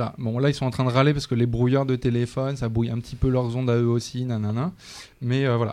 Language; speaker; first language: French; native; French